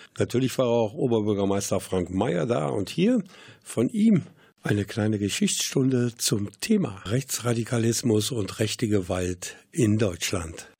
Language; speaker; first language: German; native; German